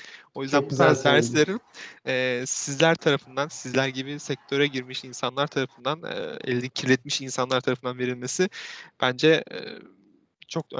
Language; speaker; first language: Turkish; native; Turkish